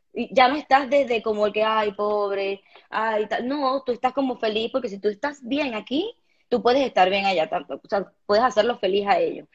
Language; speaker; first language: Spanish; native; Spanish